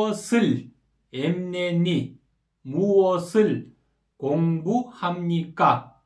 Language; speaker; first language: Korean; non-native, fluent; Kyrgyz